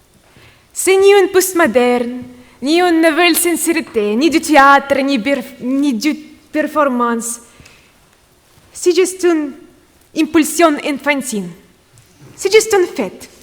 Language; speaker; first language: French; non-native, learner; Russian